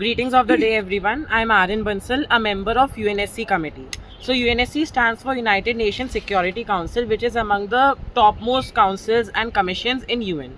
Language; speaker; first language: English; non-native, local second language; Hindi